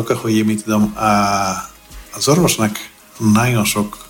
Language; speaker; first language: Hungarian; non-native, fluent; Greek